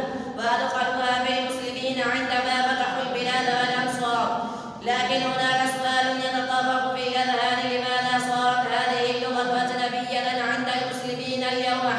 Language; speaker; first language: Arabic; non-native, fluent; Urdu